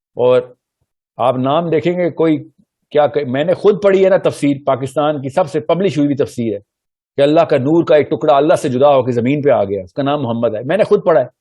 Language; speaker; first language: Urdu; early bilingual, heritage; Urdu